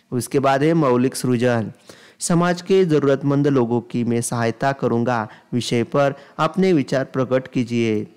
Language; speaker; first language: Hindi; non-native, local second language; Marathi